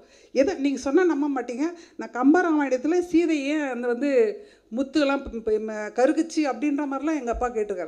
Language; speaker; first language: Tamil; native; Tamil